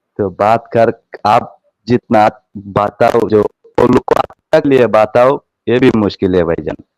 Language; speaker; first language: Hindi; non-native, learner; Bangla